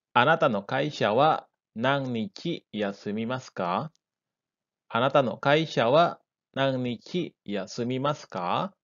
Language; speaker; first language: Japanese; non-native, fluent; Indonesian